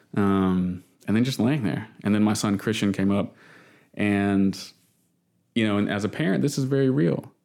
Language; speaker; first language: English; native; English